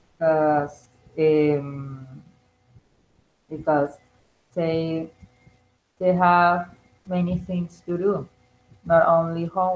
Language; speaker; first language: English; non-native, learner; Spanish